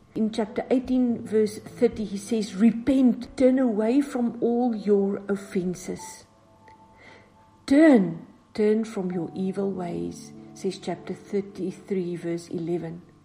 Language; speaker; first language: English; non-native, local second language; Afrikaans